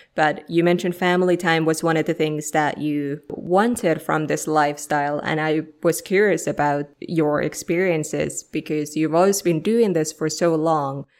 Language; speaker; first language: English; non-native, fluent; Finnish